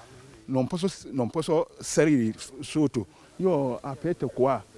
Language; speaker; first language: Italian; non-native, learner; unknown